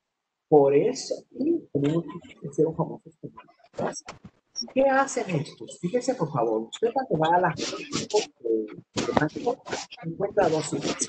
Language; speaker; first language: Spanish; native; Spanish